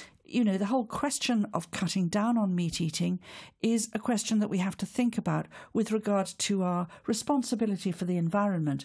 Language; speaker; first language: English; native; English